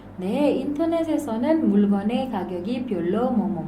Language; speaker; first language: Korean; non-native, fluent; Indonesian